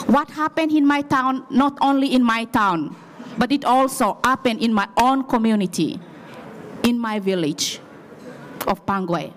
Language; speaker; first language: English; non-native, fluent; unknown